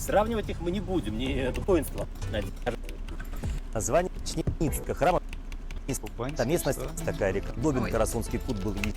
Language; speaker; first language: Russian; native; Russian